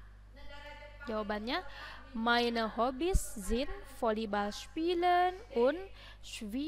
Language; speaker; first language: German; non-native, learner; Indonesian